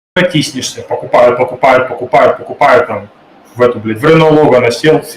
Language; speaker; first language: Russian; native; Russian